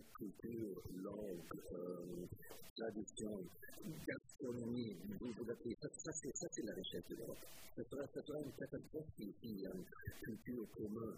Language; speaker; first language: French; non-native, fluent; German